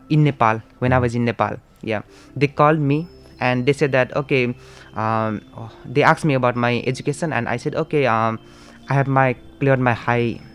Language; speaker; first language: English; non-native, local second language; Nepali